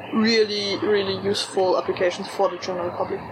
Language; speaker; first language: English; early bilingual, other home language; German